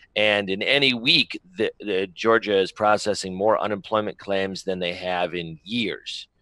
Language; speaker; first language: English; native; English